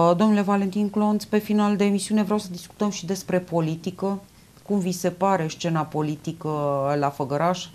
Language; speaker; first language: Romanian; native; Romanian